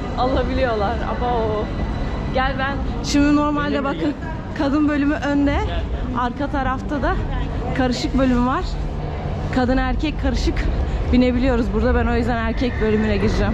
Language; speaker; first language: Turkish; native; Turkish